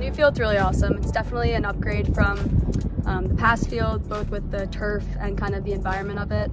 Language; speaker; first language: English; native; English